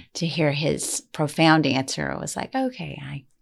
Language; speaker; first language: English; native; English